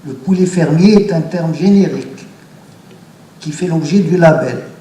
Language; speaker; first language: French; non-native, local second language; Arabic